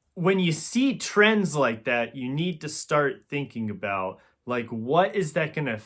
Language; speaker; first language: English; native; English